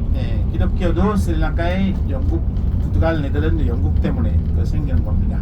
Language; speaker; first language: Korean; non-native, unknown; Sinhala